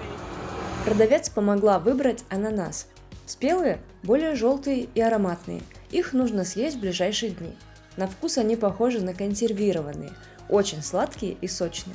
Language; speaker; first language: Russian; native; Russian